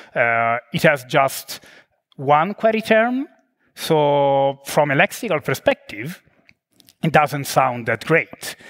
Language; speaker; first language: English; non-native, fluent; Italian